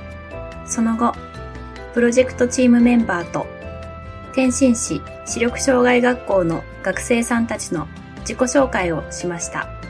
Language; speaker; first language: Japanese; native; Japanese